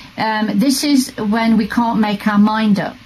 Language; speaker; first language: English; native; English